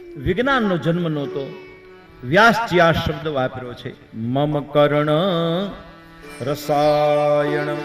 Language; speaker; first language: Gujarati; native; Gujarati